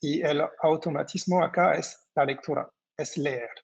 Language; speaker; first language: Spanish; non-native, fluent; French